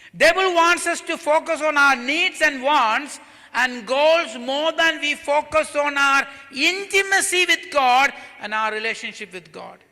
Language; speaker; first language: English; non-native, local second language; Malayalam